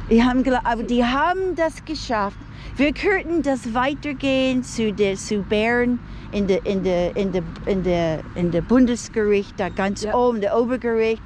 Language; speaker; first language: German; non-native, fluent; English